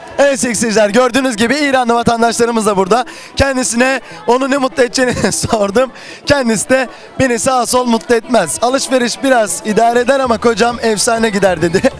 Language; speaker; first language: Turkish; native; Turkish